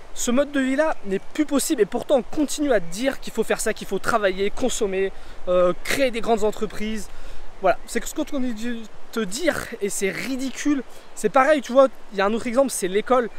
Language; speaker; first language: French; native; French